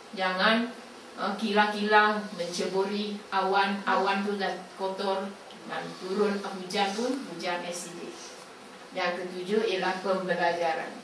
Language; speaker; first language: Malay; non-native, local second language; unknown